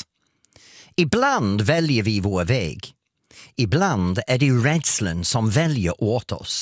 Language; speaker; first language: Swedish; non-native, fluent; English